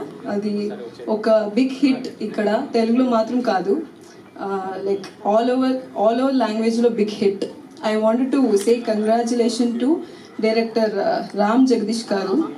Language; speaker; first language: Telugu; non-native, learner; Tamil